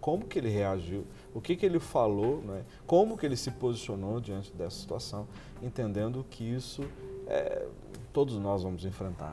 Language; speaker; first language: Portuguese; native; Portuguese